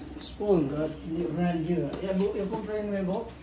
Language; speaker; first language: English; non-native, local second language; Filipino